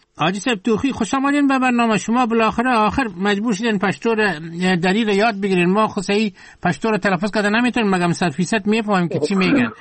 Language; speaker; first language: Persian; native; Persian